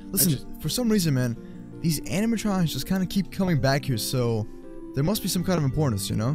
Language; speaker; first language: English; native; English